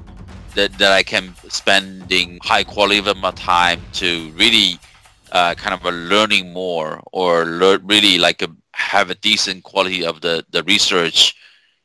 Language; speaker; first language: English; non-native, fluent; Chinese